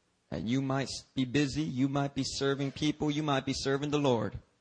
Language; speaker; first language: English; early bilingual, other home language; Korean